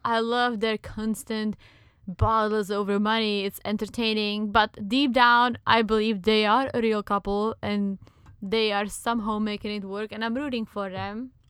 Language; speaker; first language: English; non-native, fluent; Czech